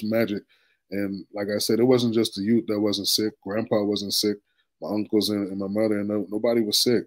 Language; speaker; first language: English; native; English